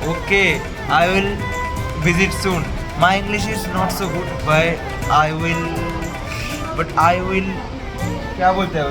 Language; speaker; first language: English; non-native, learner; Bangla